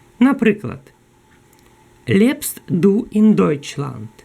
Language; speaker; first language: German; non-native, fluent; Ukrainian